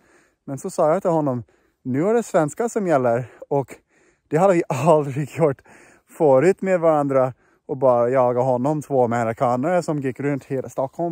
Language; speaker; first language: Swedish; non-native, fluent; English